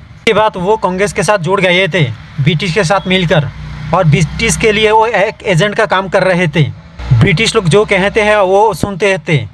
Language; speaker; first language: Hindi; non-native, local second language; Bangla